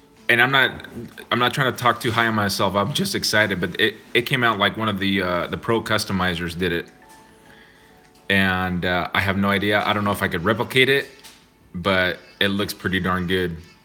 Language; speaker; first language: English; early bilingual, other home language; Spanish